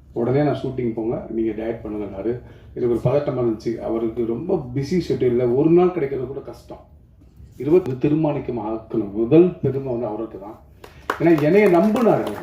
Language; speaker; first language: Tamil; native; Tamil